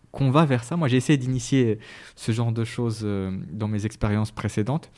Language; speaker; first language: French; non-native, local second language; Arabic